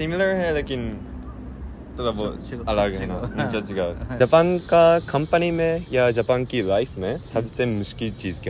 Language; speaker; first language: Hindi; non-native, fluent; Japanese